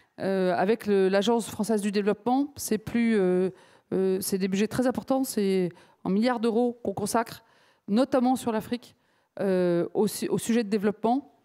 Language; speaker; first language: French; native; French